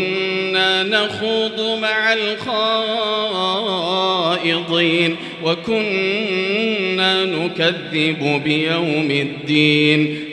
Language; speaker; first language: Arabic; native; Arabic